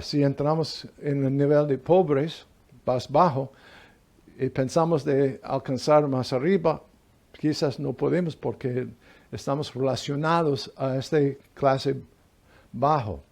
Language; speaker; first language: Spanish; non-native, fluent; English